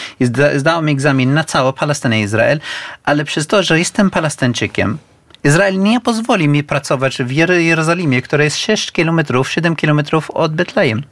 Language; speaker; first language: Polish; non-native, fluent; Arabic